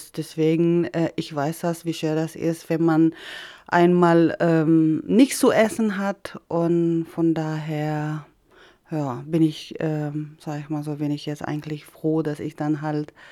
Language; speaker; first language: German; non-native, fluent; Filipino